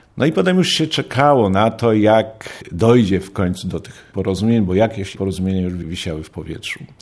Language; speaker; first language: Polish; native; Polish